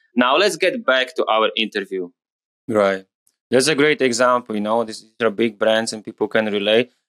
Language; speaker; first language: English; non-native, fluent; Polish